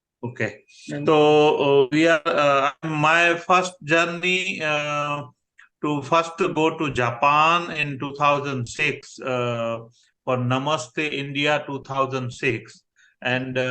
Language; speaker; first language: English; non-native, learner; Gujarati